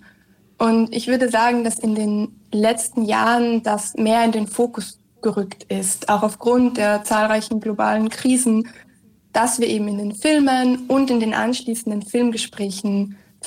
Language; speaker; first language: German; native; German